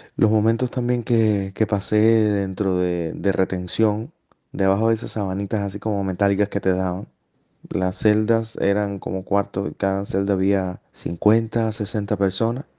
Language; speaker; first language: Spanish; native; Spanish